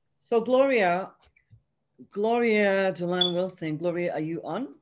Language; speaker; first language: English; non-native, local second language; Yoruba